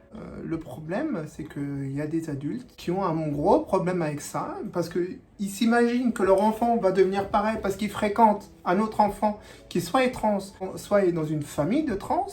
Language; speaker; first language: French; native; French